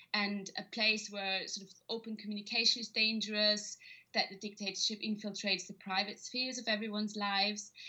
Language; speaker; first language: English; non-native, fluent; German